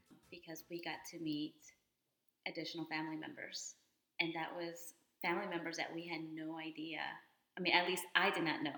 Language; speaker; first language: English; early bilingual, other home language; Spanish